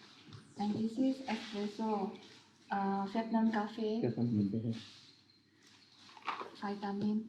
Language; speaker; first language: English; non-native, learner; Indonesian